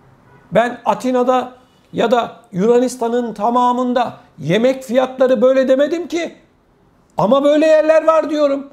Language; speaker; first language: Turkish; native; Turkish